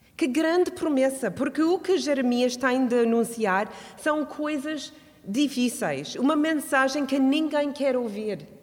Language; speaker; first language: Portuguese; non-native, fluent; English